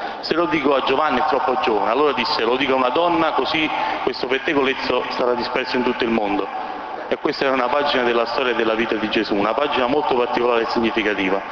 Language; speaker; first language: Italian; native; Italian